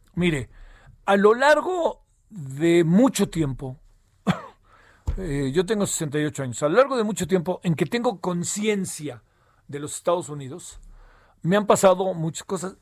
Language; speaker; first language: Spanish; native; Spanish